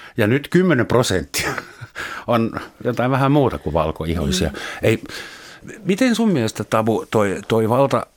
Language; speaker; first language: Finnish; non-native, fluent; German